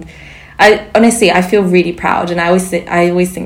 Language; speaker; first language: English; non-native, fluent; Sindhi